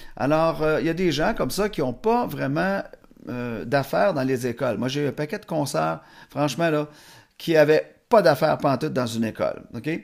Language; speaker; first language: French; native; French